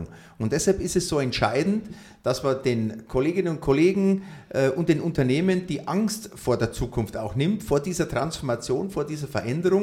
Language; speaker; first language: German; native; German